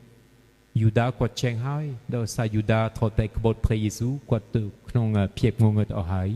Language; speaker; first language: Khmer; non-native, fluent; French